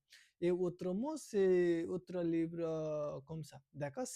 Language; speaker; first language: French; non-native, learner; Nepali